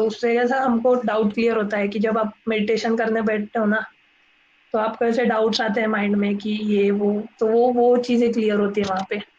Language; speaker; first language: Hindi; non-native, local second language; Marathi